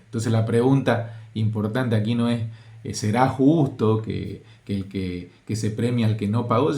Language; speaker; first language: Spanish; native; Spanish